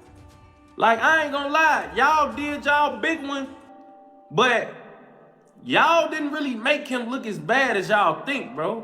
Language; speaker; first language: English; native; English